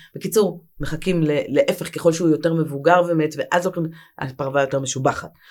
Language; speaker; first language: Hebrew; native; Hebrew